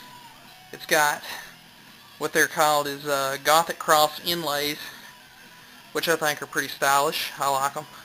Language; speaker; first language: English; native; English